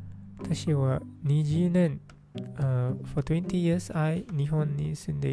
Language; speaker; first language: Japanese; non-native, learner; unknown